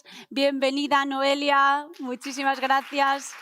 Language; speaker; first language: Spanish; native; Spanish